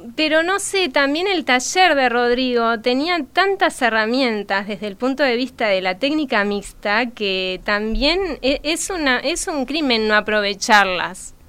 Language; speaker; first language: Spanish; native; Spanish